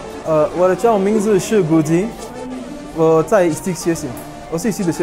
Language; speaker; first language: Chinese; non-native, learner; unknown